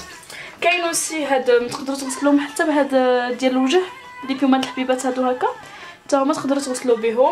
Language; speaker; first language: Arabic; native; Arabic